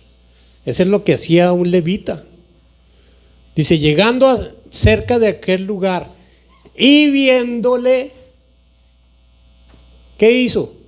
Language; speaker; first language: Spanish; native; Spanish